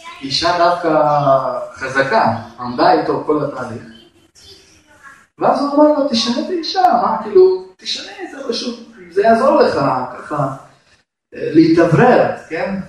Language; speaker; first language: Hebrew; non-native, fluent; Russian